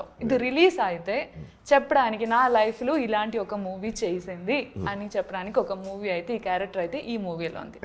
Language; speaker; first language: Telugu; non-native, learner; Malayalam